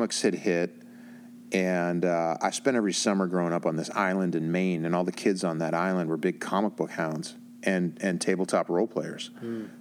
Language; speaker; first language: English; native; English